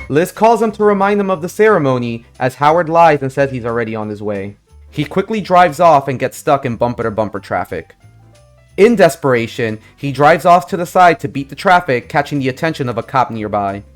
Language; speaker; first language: English; native; English